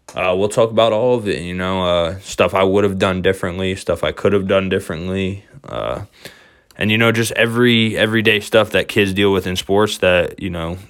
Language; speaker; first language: English; native; English